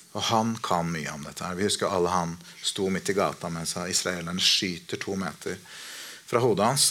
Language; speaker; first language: Norwegian; native; Norwegian